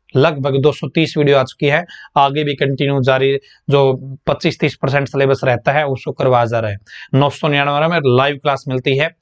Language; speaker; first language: Hindi; native; Hindi